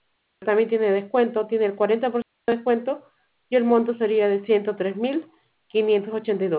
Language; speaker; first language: Spanish; native; Spanish